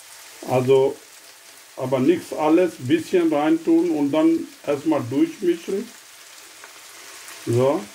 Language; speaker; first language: German; non-native, learner; Urdu